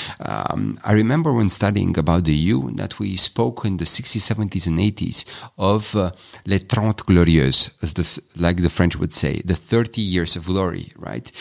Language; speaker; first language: English; non-native, fluent; Romanian